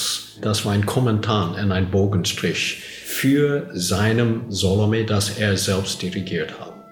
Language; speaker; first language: German; non-native, learner; English